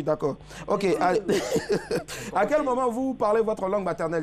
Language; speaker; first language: French; native; French